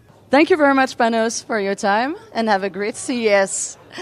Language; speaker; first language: English; non-native, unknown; French